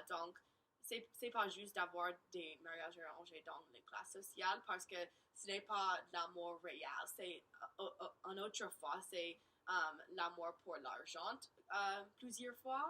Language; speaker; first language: French; non-native, learner; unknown